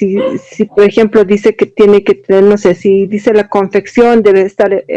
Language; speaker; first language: Spanish; native; Spanish